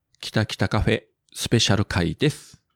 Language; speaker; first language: Japanese; native; Japanese